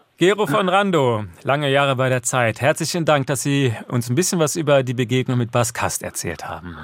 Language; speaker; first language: German; native; German